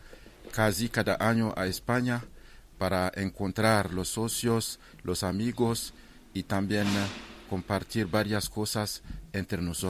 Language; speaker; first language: Spanish; non-native, fluent; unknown